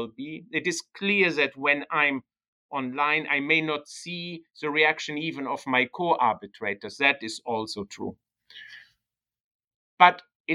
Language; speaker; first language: English; non-native, fluent; German